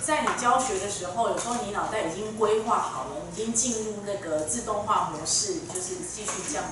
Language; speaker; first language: Chinese; native; Chinese